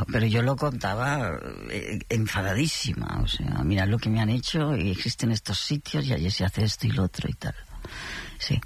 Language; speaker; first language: Spanish; native; Spanish